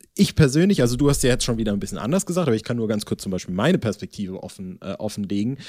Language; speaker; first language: German; native; German